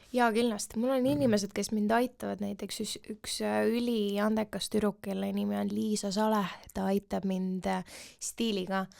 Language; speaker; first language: Estonian; non-native, local second language; Russian